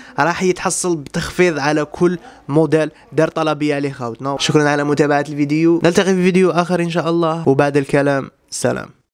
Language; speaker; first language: Arabic; native; Arabic